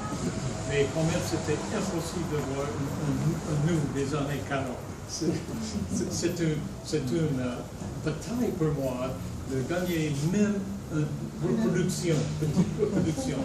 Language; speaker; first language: French; non-native, fluent; English